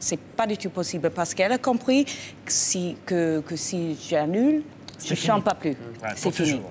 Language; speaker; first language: French; non-native, fluent; English